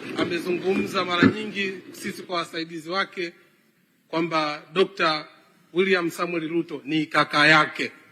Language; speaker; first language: Swahili; native; Swahili